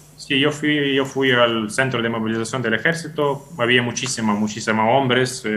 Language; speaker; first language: Spanish; non-native, fluent; Ukrainian